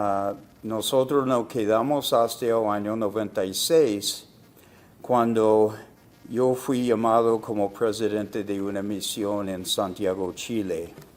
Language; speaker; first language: Spanish; non-native, fluent; English